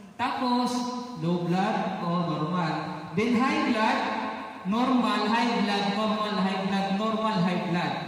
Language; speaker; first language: Filipino; non-native, local second language; Cebuano